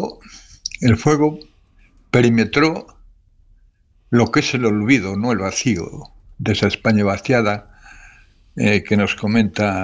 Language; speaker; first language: Spanish; native; Spanish